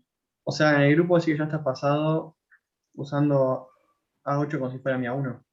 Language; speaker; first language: Spanish; native; Spanish